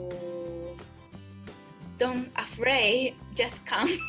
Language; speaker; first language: English; non-native, learner; Japanese